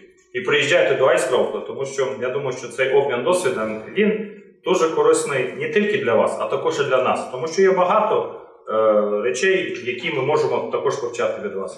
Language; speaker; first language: Ukrainian; non-native, fluent; Latvian